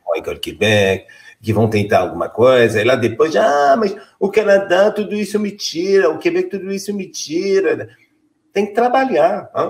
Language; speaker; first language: Portuguese; non-native, fluent; French